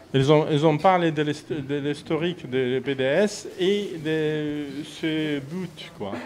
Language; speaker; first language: French; non-native, fluent; Arabic